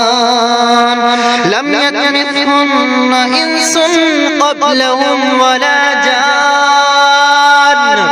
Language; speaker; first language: Arabic; native; Arabic